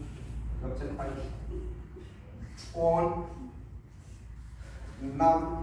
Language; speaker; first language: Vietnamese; non-native, learner; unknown